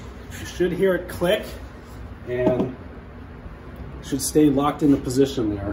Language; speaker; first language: English; native; English